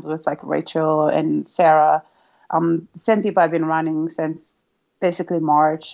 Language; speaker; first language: English; non-native, fluent; Rundi